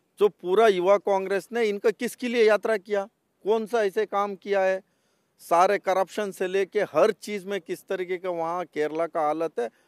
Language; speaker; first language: Hindi; non-native, local second language; Kannada